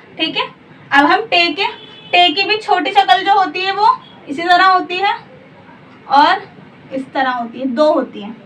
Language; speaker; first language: Hindi; native; Hindi